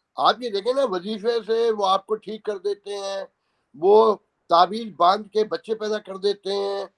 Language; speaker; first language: Urdu; native; Urdu